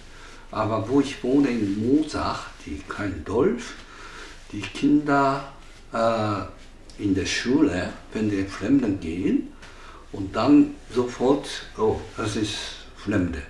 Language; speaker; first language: German; non-native, fluent; Japanese